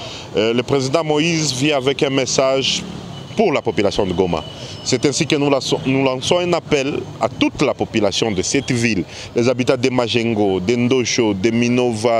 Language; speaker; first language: French; non-native, local second language; Swahili